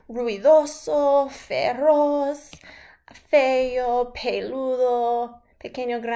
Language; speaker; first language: Spanish; non-native, fluent; English